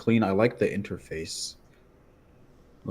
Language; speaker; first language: English; native; English